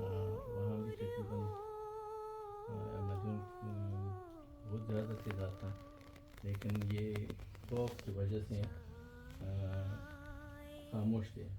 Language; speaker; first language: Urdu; non-native, learner; Pashto